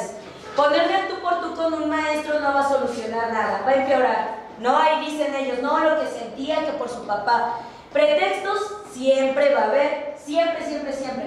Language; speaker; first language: Spanish; native; Spanish